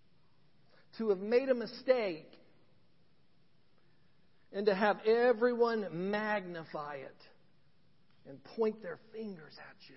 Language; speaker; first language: English; native; English